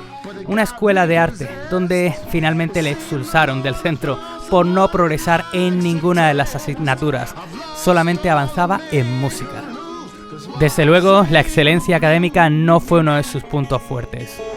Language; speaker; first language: Spanish; native; Spanish